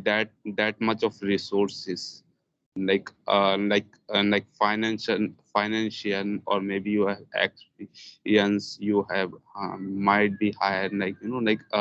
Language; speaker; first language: English; non-native, learner; Hindi